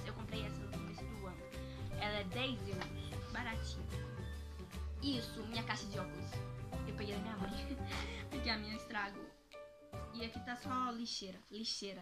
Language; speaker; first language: Portuguese; early bilingual, heritage; Portuguese